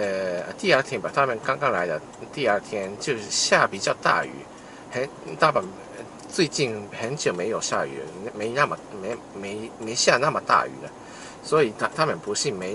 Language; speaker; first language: Chinese; non-native, fluent; Japanese